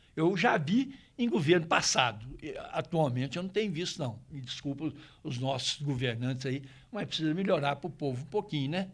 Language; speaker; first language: Portuguese; native; Portuguese